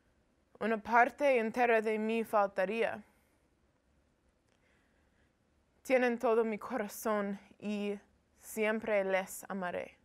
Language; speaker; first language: Spanish; non-native, learner; English